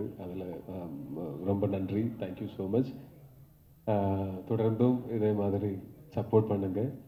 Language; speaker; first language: Tamil; non-native, local second language; Malayalam